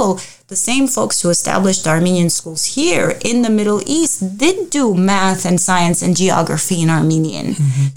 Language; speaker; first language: English; early bilingual, other home language; Armenian